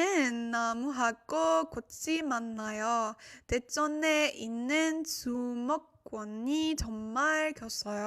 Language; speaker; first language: Korean; non-native, learner; French